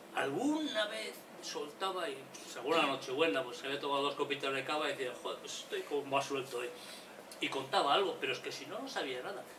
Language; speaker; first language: Spanish; non-native, local second language; Basque